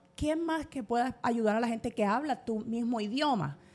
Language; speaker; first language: Spanish; native; Spanish